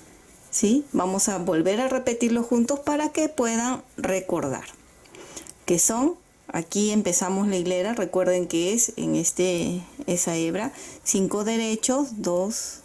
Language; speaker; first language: Spanish; native; Spanish